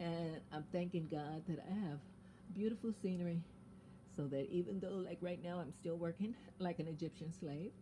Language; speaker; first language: English; native; English